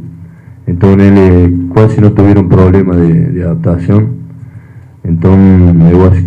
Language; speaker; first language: Portuguese; non-native, fluent; Spanish